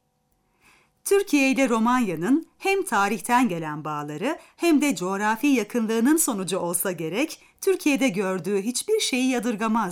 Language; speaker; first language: Turkish; native; Turkish